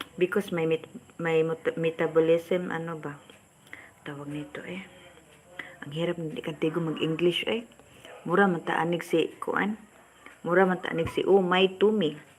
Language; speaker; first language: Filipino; non-native, local second language; Cebuano